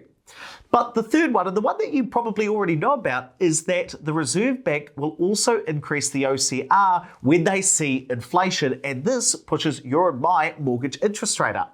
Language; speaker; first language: English; native; English